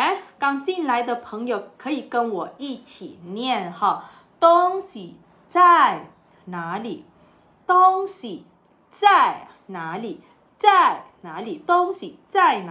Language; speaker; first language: Chinese; non-native, local second language; Malay